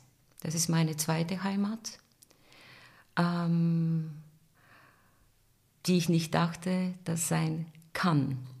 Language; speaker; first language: German; non-native, fluent; Bulgarian